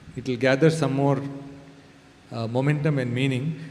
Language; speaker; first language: English; non-native, local second language; Tamil